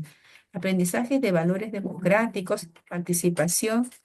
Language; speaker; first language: Spanish; native; Spanish